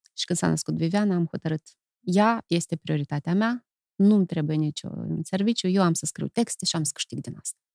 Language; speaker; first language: Romanian; native; Romanian